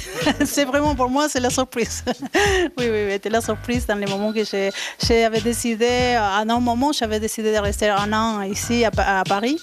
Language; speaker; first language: French; non-native, learner; Spanish